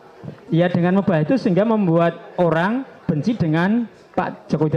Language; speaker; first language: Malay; non-native, local second language; Javanese